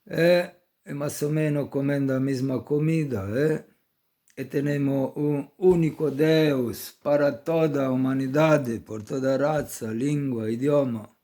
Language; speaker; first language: Portuguese; non-native, fluent; Italian